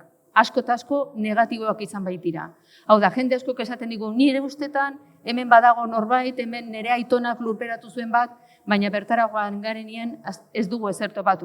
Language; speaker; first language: Basque; native; Basque